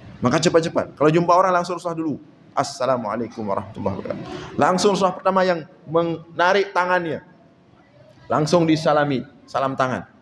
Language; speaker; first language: Malay; non-native, local second language; Achinese